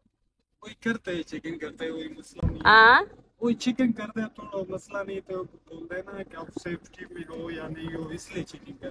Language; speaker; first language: Hindi; non-native, fluent; Pashto